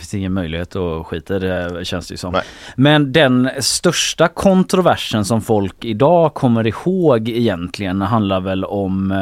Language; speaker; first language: Swedish; native; Swedish